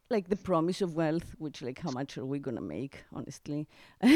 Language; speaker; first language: English; non-native, fluent; Greek